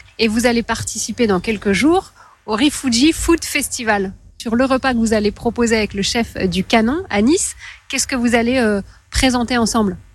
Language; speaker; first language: French; native; French